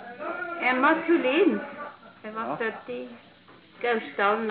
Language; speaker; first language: Norwegian; early bilingual, heritage; Norwegian